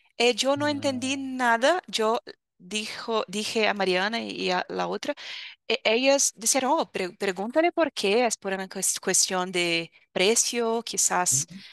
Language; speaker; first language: Spanish; non-native, fluent; Portuguese